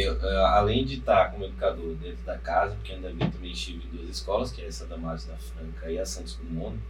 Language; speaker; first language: Portuguese; native; Portuguese